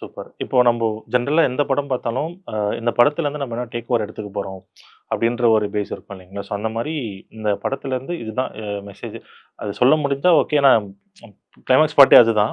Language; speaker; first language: Tamil; native; Tamil